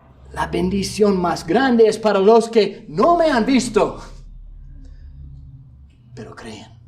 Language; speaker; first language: Spanish; non-native, fluent; English